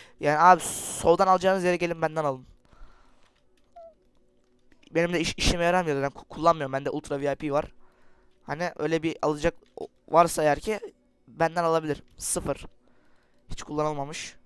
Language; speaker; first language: Turkish; native; Turkish